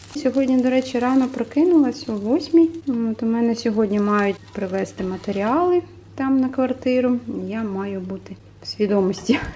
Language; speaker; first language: Ukrainian; non-native, local second language; Russian